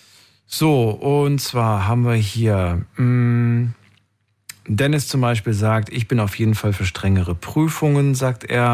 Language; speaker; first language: German; native; German